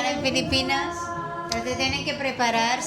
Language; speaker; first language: Spanish; non-native, fluent; Filipino